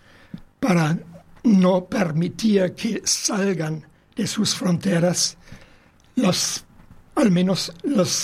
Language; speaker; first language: Spanish; non-native, fluent; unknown